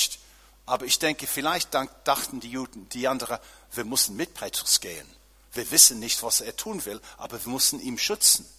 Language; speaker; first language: German; non-native, fluent; English